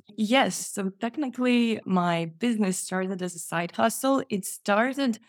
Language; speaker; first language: English; non-native, fluent; Croatian